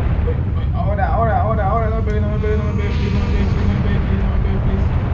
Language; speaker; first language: Spanish; native; Spanish